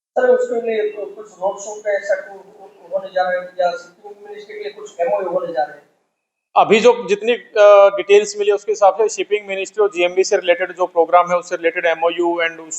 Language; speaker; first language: Hindi; non-native, local second language; Gujarati